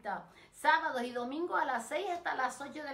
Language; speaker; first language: Spanish; native; Spanish